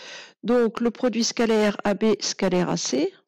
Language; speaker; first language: French; native; French